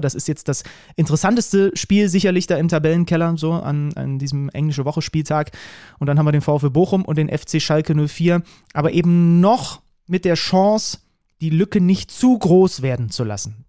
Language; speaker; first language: German; native; German